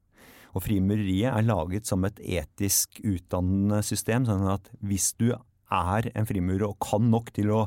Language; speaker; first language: Norwegian; native; Norwegian